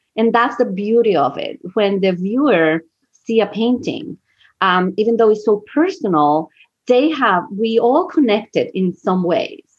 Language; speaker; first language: English; non-native, fluent; Spanish